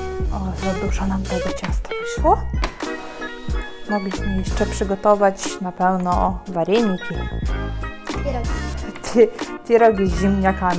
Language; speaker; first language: Polish; non-native, fluent; Ukrainian